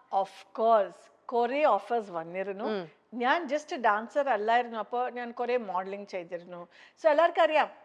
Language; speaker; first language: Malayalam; non-native, local second language; Tamil